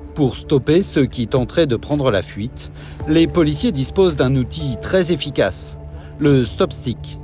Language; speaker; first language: French; native; French